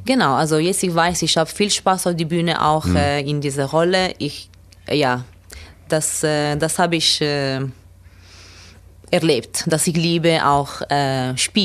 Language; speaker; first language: German; non-native, learner; Italian